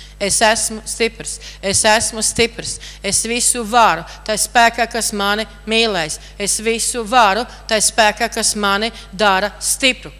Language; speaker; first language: Latvian; native; Latvian